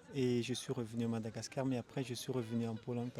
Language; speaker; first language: French; non-native, local second language; Malagasy